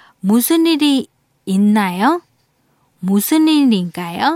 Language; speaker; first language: Korean; non-native, fluent; Vietnamese